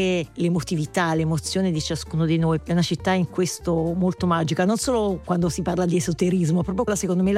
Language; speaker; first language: Italian; native; Italian